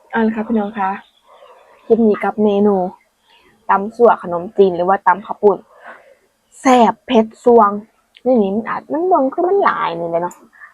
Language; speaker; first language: Thai; native; Thai